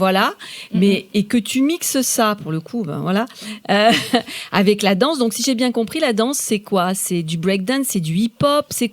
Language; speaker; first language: French; native; French